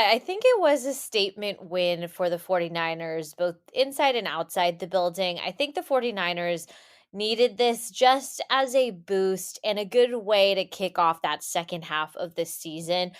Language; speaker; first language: English; native; English